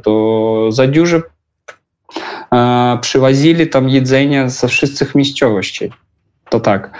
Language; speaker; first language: Polish; non-native, learner; Russian